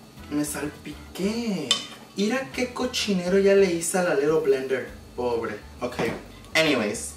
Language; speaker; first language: Spanish; early bilingual, heritage; Spanish